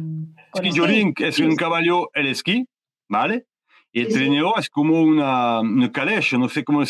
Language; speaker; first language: Spanish; non-native, learner; French